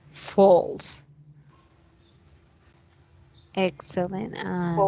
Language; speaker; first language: English; non-native, learner; Spanish